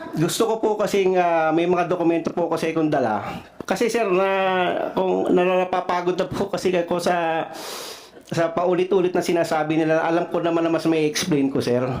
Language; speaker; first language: Filipino; non-native, local second language; Cebuano